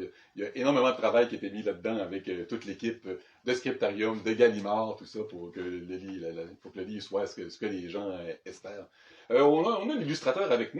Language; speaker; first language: French; native; French